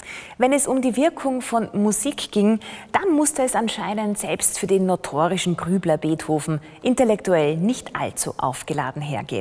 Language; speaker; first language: German; native; German